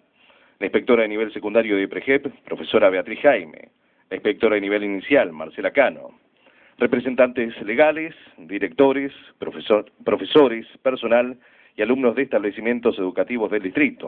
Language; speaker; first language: Spanish; native; Spanish